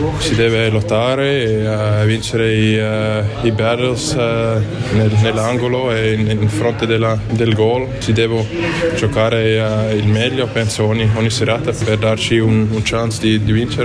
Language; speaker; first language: Italian; non-native, learner; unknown